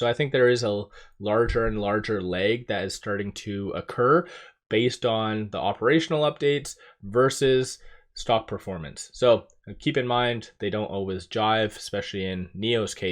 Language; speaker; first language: English; native; English